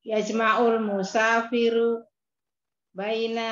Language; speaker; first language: Arabic; non-native, learner; Indonesian